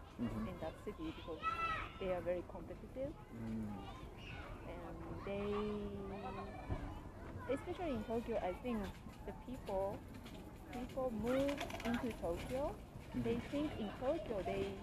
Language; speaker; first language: English; non-native, learner; Japanese